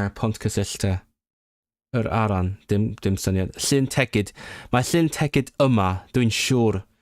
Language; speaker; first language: Welsh; non-native, learner; English